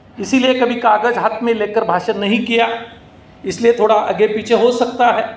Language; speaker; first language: Hindi; non-native, local second language; Marathi